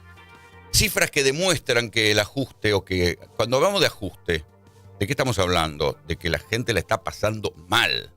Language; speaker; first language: Spanish; native; Spanish